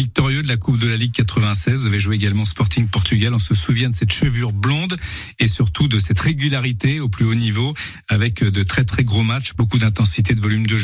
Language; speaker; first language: French; native; French